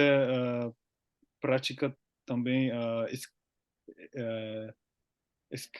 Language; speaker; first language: Portuguese; non-native, learner; Finnish